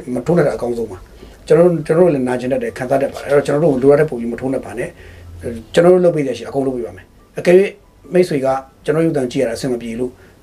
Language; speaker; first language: Burmese; native; Burmese